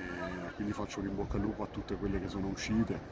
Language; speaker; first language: Italian; native; Italian